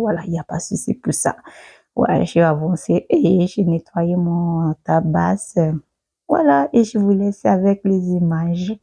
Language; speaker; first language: French; non-native, learner; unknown